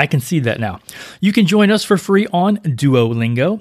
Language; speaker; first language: English; native; English